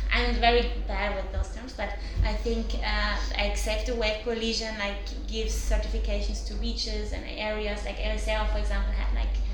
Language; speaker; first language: English; non-native, fluent; German